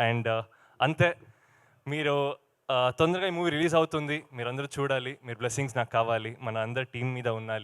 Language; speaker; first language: Telugu; non-native, learner; Kannada